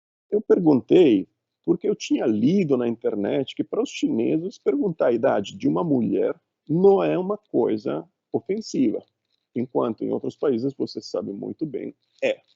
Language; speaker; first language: Portuguese; non-native, fluent; Italian